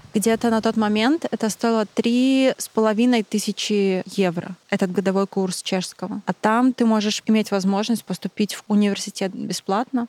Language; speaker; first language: Russian; native; Russian